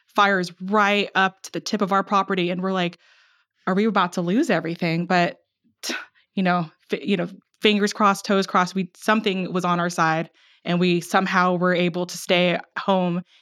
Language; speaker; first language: English; early bilingual, other home language; Filipino